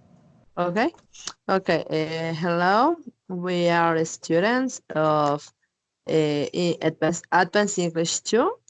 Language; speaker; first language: English; non-native, learner; Spanish